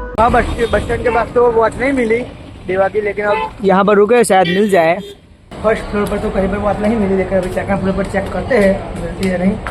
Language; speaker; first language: Hindi; non-native, local second language; Gujarati